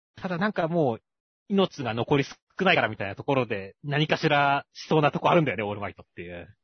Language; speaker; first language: Japanese; native; Japanese